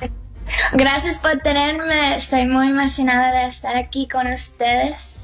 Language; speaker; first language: Spanish; early bilingual, heritage; English